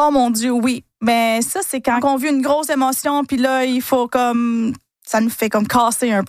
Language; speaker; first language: French; non-native, fluent; Spanish